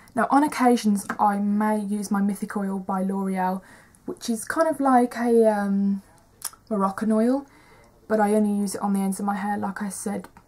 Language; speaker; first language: English; native; English